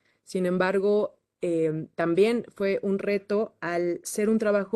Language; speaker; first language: Spanish; native; Spanish